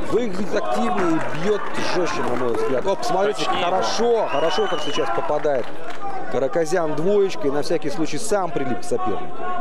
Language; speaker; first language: Russian; native; Russian